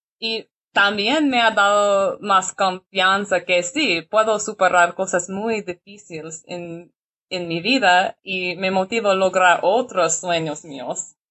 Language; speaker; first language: Spanish; non-native, learner; English